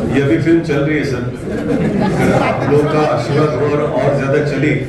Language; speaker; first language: Hindi; non-native, local second language; Marathi